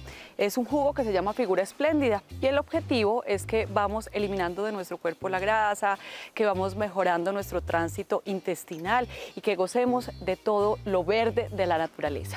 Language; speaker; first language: Spanish; native; Spanish